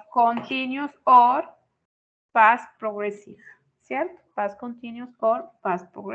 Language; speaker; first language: English; non-native, fluent; Spanish